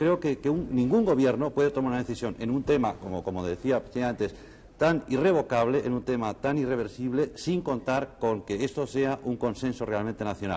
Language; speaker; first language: Spanish; native; Spanish